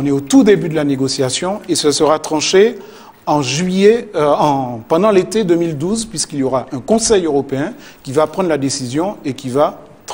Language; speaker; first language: French; native; French